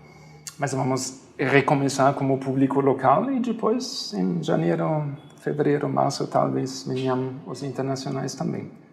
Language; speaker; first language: Portuguese; non-native, fluent; German